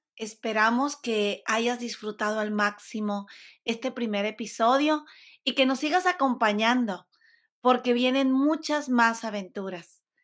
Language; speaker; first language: Spanish; native; Spanish